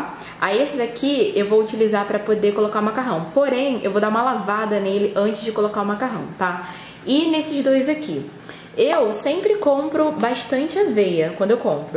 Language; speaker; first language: Portuguese; native; Portuguese